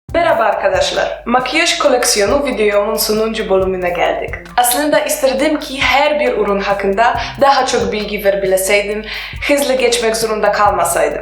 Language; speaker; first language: Turkish; non-native, learner; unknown